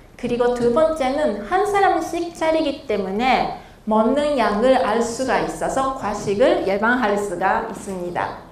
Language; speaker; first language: Korean; non-native, fluent; Japanese